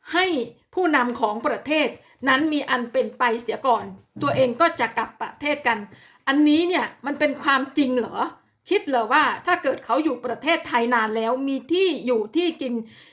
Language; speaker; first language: Thai; native; Thai